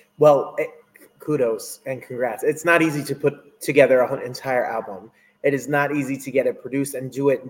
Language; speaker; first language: English; native; English